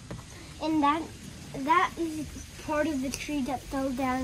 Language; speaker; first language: English; native; English